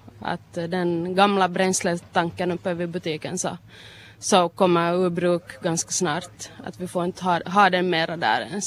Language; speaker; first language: Swedish; native; Swedish